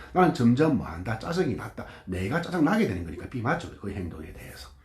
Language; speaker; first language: Korean; native; Korean